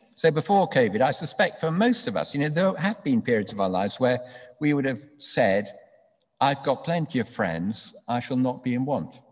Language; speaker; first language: English; native; English